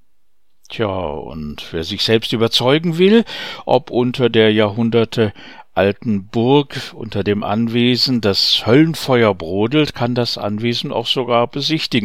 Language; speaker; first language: German; native; German